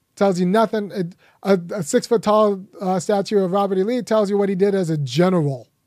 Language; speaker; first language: English; early bilingual, other home language; Akan